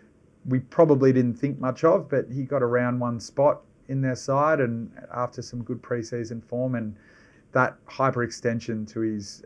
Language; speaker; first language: English; native; English